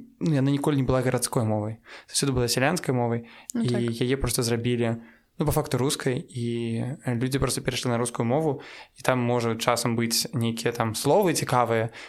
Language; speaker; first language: Belarusian; non-native, local second language; Russian